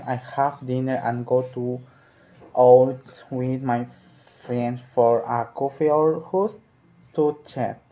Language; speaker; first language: English; non-native, learner; Spanish